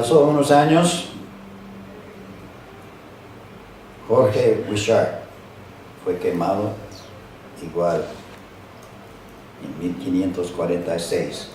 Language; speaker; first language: Spanish; non-native, fluent; English